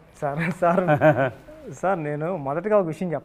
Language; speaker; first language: Telugu; native; Telugu